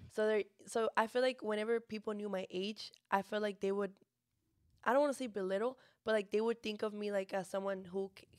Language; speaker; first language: English; early bilingual, other home language; Spanish